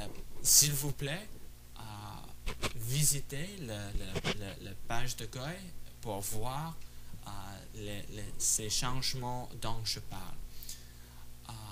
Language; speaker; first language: French; non-native, fluent; English